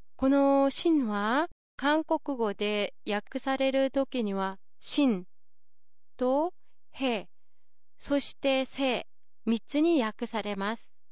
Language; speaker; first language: Japanese; non-native, fluent; Korean